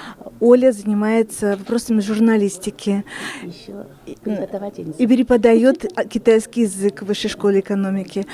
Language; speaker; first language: Russian; native; Russian